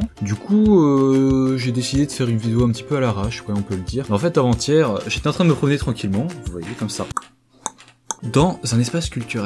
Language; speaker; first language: French; native; French